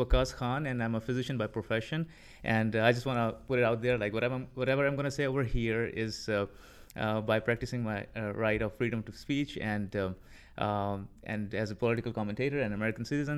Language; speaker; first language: English; non-native, local second language; Punjabi